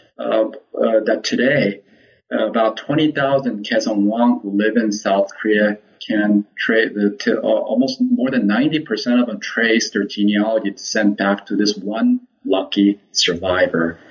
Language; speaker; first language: English; early bilingual, other home language; Korean